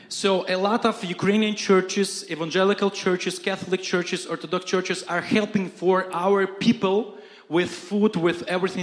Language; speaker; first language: English; non-native, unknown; Ukrainian